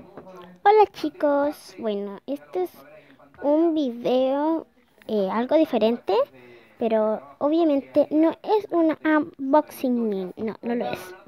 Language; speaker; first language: Spanish; native; Spanish